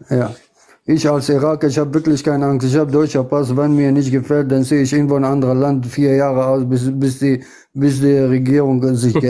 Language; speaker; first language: German; non-native, fluent; Arabic